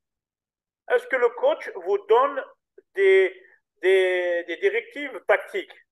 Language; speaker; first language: French; native; French